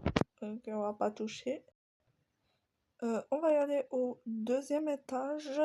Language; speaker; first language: French; native; French